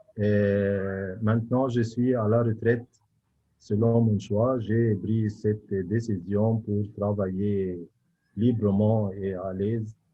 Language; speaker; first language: French; non-native, fluent; Arabic